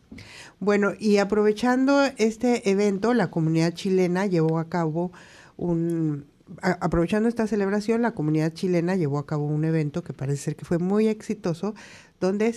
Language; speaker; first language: Spanish; native; Spanish